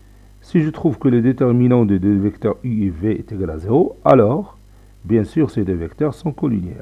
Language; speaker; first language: French; non-native, local second language; Arabic